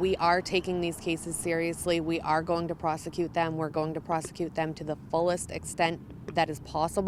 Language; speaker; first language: English; native; English